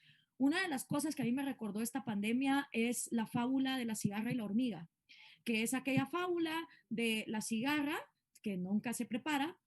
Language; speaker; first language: Spanish; native; Spanish